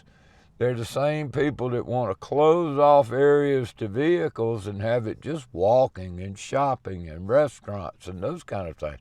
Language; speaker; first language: English; native; English